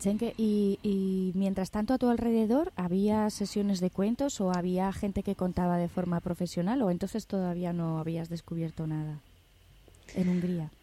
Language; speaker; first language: Spanish; native; Spanish